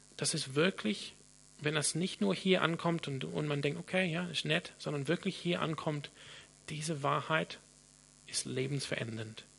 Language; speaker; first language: German; non-native, fluent; English